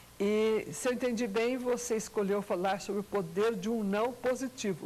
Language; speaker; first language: Portuguese; native; Portuguese